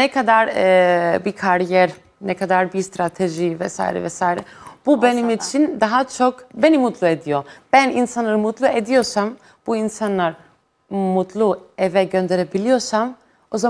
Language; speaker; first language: Turkish; non-native, fluent; Greek